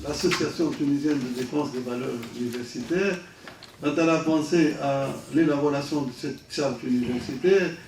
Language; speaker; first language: French; non-native, local second language; Arabic